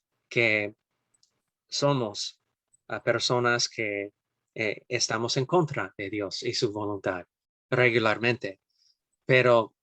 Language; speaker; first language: Spanish; non-native, fluent; English